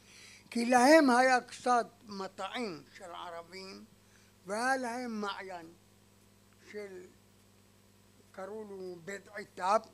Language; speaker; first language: Hebrew; non-native, fluent; Arabic